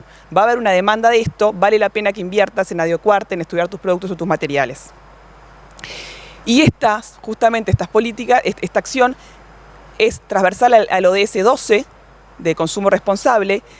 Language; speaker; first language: Spanish; native; Spanish